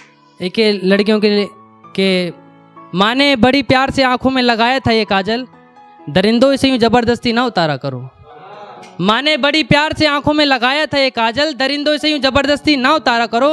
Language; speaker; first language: Hindi; native; Hindi